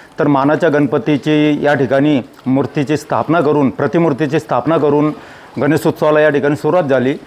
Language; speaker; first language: Marathi; native; Marathi